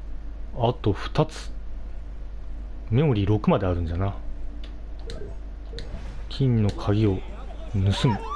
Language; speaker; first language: Japanese; native; Japanese